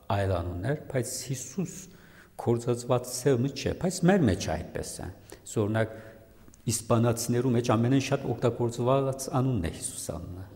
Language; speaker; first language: Armenian; native; Armenian